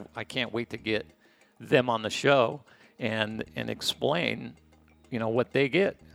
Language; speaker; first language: English; native; English